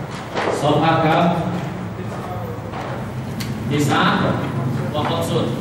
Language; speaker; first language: Arabic; non-native, fluent; Indonesian